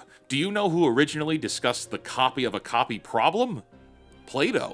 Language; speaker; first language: English; native; English